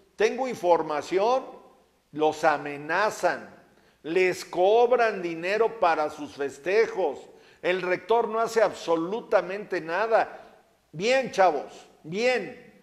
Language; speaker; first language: Spanish; native; Spanish